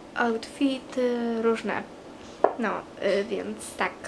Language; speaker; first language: Polish; non-native, fluent; Italian